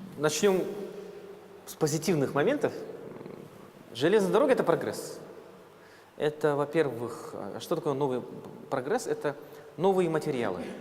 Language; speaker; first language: Russian; non-native, local second language; Yakut